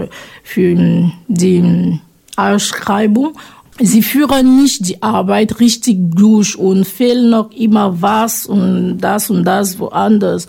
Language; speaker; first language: German; non-native, fluent; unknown